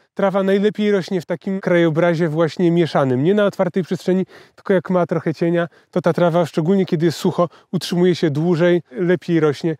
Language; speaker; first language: Polish; native; Polish